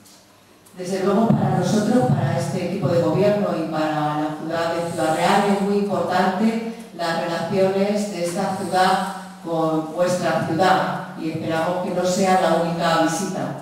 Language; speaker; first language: Spanish; native; Spanish